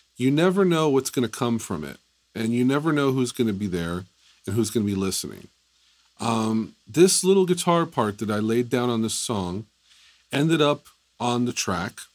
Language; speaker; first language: English; native; English